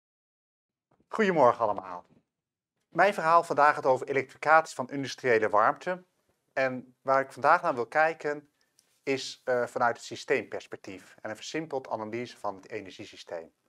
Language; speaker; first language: Dutch; native; Dutch